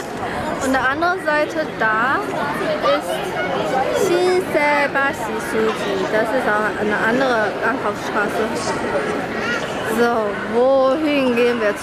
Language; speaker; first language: German; non-native, fluent; Chinese